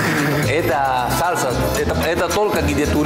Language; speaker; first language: Russian; non-native, learner; Spanish